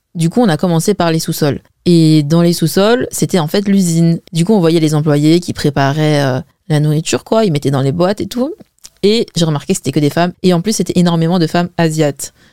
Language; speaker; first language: French; early bilingual, other home language; Wu Chinese